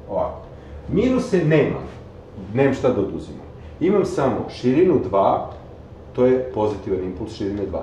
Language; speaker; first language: Serbian; native; Serbian